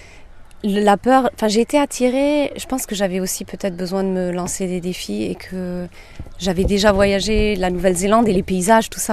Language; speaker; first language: French; native; French